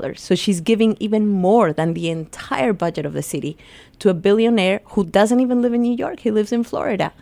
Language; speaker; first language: English; early bilingual, other home language; Spanish